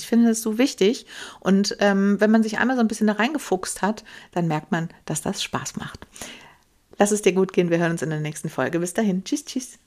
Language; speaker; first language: German; native; German